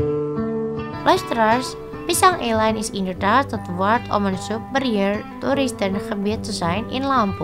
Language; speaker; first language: Dutch; non-native, fluent; Indonesian